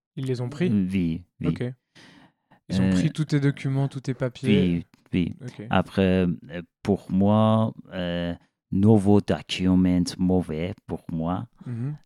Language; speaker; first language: French; non-native, learner; Persian